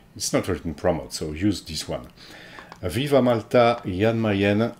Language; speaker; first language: English; non-native, fluent; French